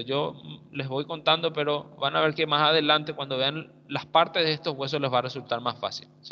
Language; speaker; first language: Spanish; native; Spanish